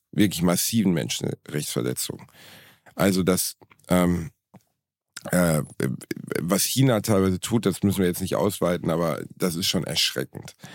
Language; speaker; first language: German; native; German